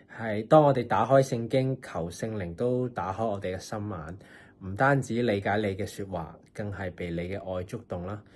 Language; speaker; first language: Cantonese; native; Cantonese